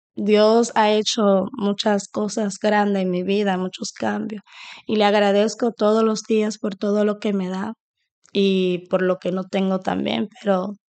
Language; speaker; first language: Spanish; native; Spanish